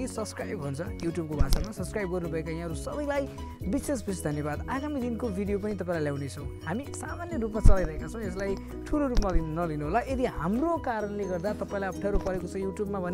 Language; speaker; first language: Nepali; native; Nepali